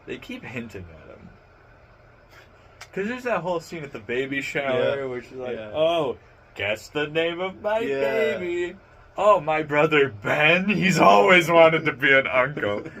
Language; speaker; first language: English; native; English